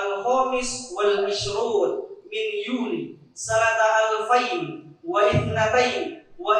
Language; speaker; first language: Arabic; non-native, fluent; Indonesian